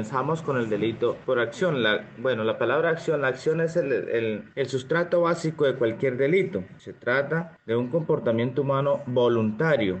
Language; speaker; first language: Spanish; native; Spanish